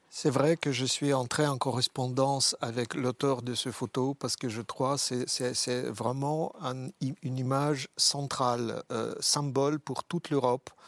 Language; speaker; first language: French; non-native, fluent; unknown